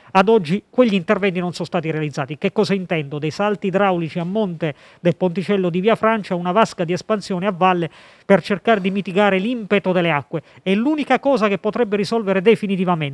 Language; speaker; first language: Italian; native; Italian